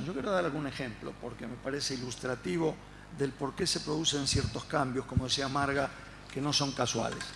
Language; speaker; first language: Spanish; native; Spanish